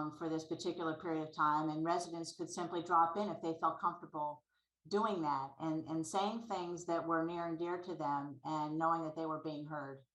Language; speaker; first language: English; native; English